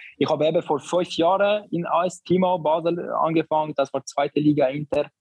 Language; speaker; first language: German; non-native, learner; Albanian